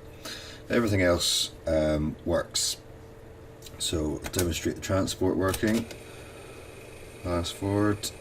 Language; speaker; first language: English; native; English